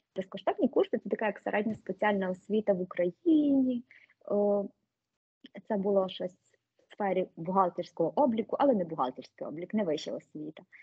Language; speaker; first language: Ukrainian; native; Ukrainian